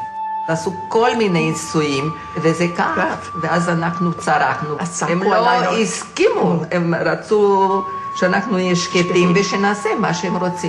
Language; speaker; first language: Hebrew; non-native, fluent; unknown